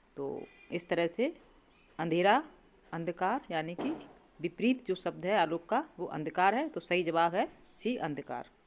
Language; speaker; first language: Hindi; native; Hindi